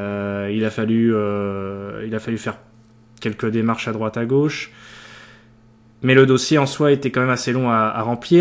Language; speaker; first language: French; native; French